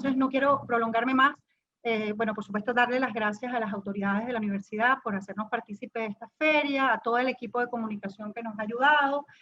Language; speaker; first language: Spanish; native; Spanish